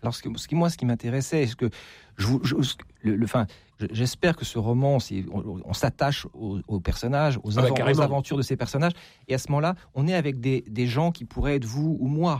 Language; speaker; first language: French; native; French